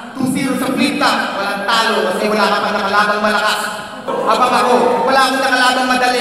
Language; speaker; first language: Filipino; native; Filipino